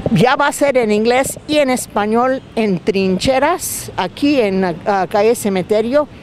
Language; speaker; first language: Spanish; non-native, fluent; English